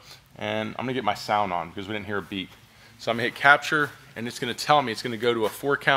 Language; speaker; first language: English; native; English